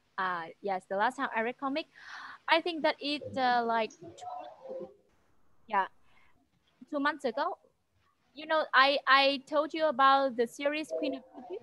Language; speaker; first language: English; non-native, fluent; Vietnamese